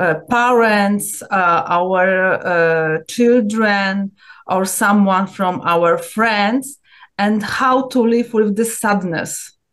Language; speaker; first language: English; non-native, learner; Polish